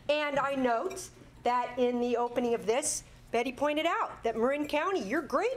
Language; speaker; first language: English; native; English